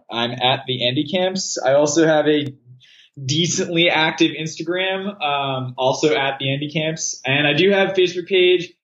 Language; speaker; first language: English; native; English